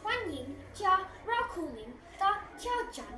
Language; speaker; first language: Chinese; non-native, learner; English